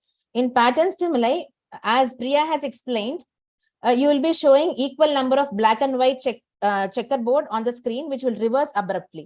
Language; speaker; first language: English; non-native, local second language; Tamil